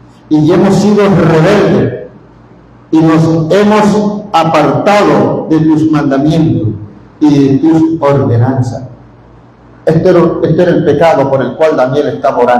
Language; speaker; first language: Spanish; native; Spanish